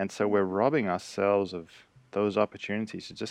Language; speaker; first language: English; native; English